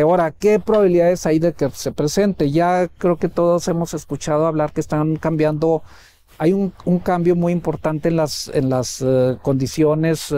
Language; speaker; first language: Spanish; native; Spanish